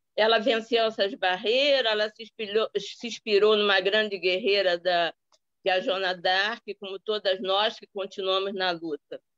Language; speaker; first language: Portuguese; native; Portuguese